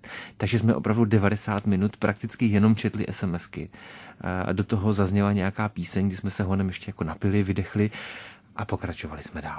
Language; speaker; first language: Czech; native; Czech